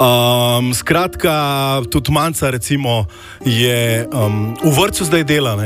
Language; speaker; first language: Slovenian; native; Slovenian